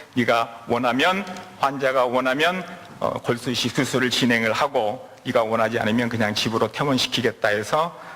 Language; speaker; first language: Korean; native; Korean